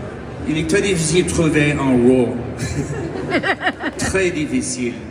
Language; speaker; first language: French; non-native, learner; English